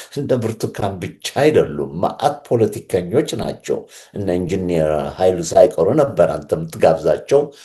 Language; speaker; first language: Amharic; native; Amharic